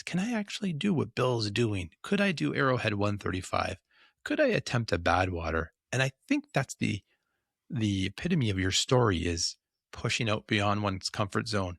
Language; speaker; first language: English; native; English